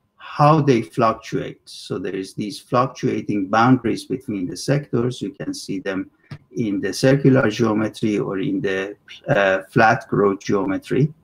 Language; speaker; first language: English; non-native, fluent; Persian